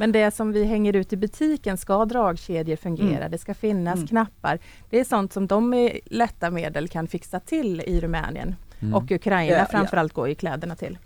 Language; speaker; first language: Swedish; native; Swedish